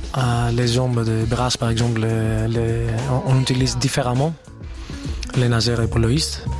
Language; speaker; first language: French; non-native, fluent; Greek